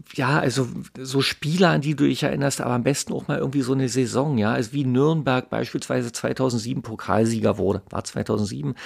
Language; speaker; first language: German; native; German